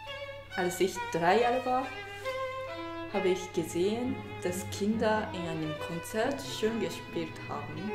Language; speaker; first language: German; non-native, fluent; Japanese